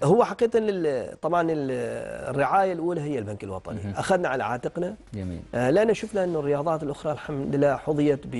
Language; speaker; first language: Arabic; native; Arabic